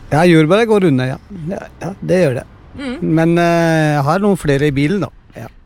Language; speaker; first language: Norwegian; non-native, fluent; Punjabi